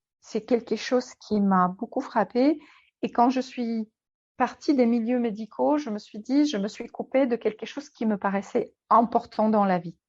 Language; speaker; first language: French; non-native, fluent; Polish